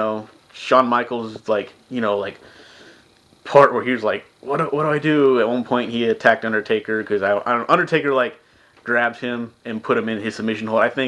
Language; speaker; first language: English; native; English